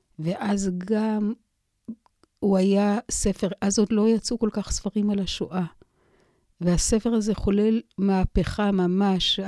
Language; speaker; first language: Hebrew; native; Hebrew